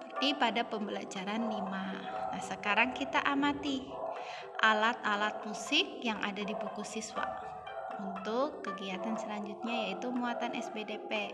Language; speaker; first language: Indonesian; native; Indonesian